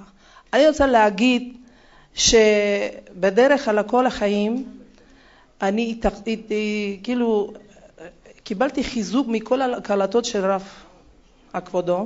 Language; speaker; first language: Hebrew; non-native, fluent; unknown